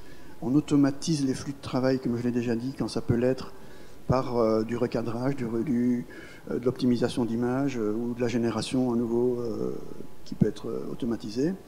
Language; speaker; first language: French; native; French